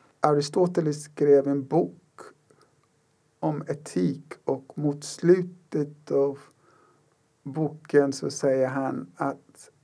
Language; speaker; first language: Swedish; non-native, fluent; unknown